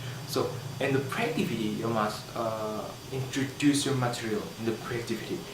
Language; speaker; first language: English; non-native, learner; Indonesian